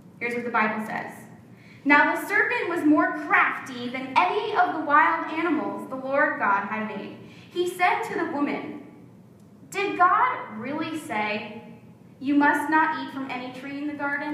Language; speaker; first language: English; native; English